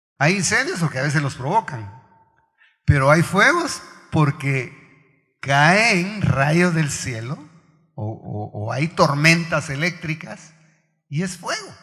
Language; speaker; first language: Spanish; native; Spanish